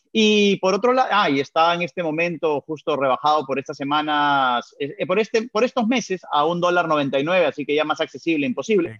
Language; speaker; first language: Spanish; native; Spanish